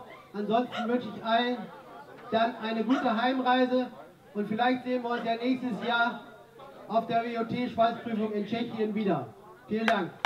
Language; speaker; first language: German; native; German